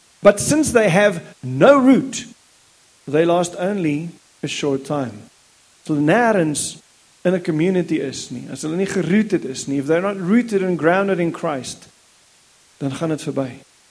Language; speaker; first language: English; non-native, local second language; Afrikaans